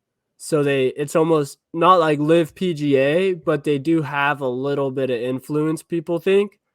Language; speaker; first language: English; native; English